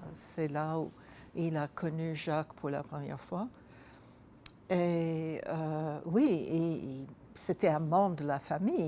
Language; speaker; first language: French; non-native, fluent; English